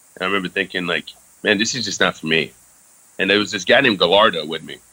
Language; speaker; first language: English; early bilingual, other home language; French